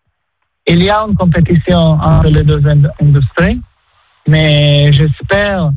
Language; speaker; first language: French; non-native, fluent; Hebrew